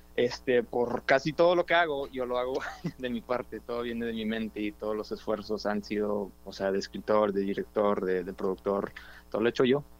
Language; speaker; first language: Spanish; early bilingual, heritage; Spanish